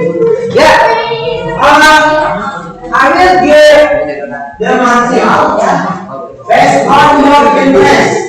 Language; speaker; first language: English; non-native, learner; Indonesian